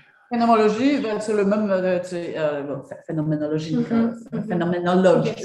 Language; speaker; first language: French; non-native, fluent; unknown